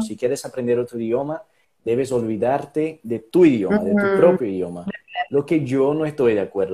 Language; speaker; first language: Spanish; non-native, fluent; Portuguese